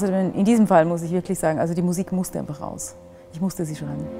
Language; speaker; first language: German; native; German